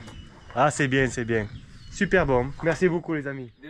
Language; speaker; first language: French; native; French